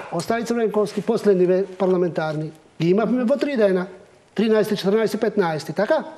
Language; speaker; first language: Macedonian; non-native, local second language; Albanian